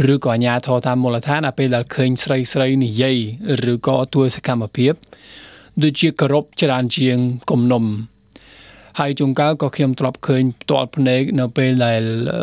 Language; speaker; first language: Khmer; non-native, fluent; Spanish